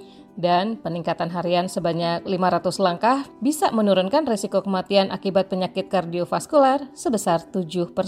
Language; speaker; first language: Indonesian; native; Indonesian